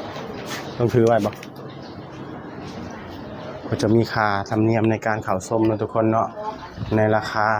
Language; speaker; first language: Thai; non-native, local second language; Northeastern Thai